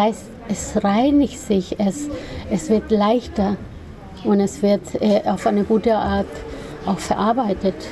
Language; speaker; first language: German; non-native, fluent; Spanish